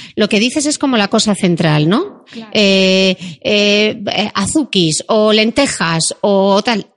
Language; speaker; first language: Spanish; native; Spanish